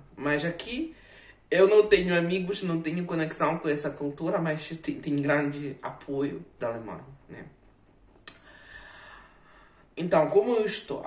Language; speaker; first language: Portuguese; non-native, fluent; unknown